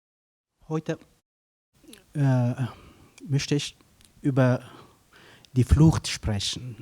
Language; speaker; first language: German; non-native, fluent; Kurdish